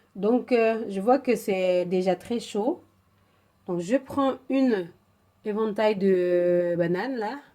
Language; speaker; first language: French; non-native, fluent; Indonesian